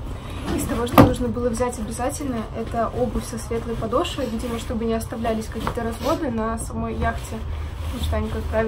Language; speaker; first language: Russian; native; Russian